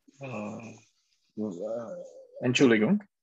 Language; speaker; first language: German; non-native, learner; Czech